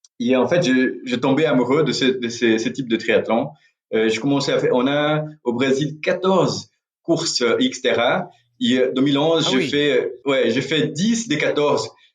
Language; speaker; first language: French; non-native, fluent; Portuguese